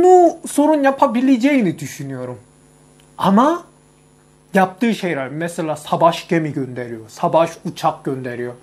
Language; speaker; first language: Turkish; non-native, learner; Korean